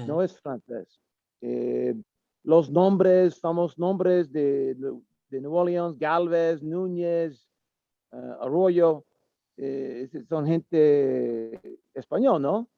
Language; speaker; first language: Spanish; non-native, learner; English